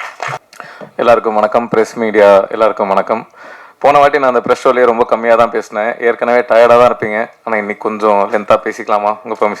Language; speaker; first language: Tamil; native; Tamil